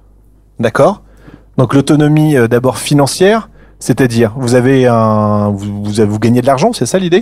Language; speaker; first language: French; native; French